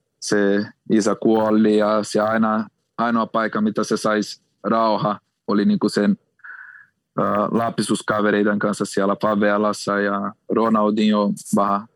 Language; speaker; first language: Finnish; non-native, fluent; Portuguese